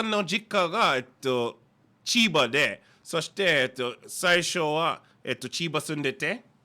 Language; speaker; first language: Japanese; non-native, learner; English